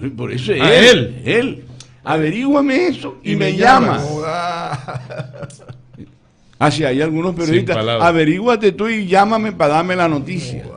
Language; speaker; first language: Spanish; native; Spanish